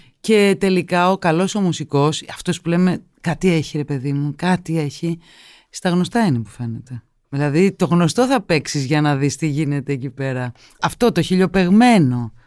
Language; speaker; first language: Greek; native; Greek